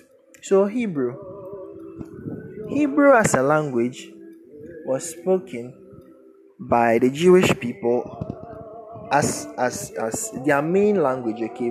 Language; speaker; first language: English; non-native, local second language; Akan